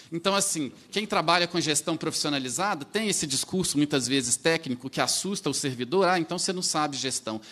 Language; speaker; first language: Portuguese; native; Portuguese